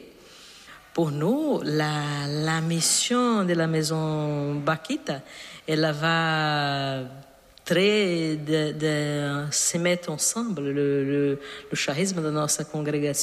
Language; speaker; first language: French; non-native, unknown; Portuguese